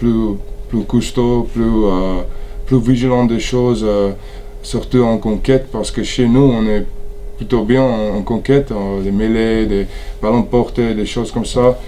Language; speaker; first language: French; non-native, fluent; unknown